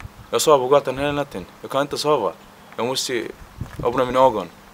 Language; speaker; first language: Swedish; non-native, learner; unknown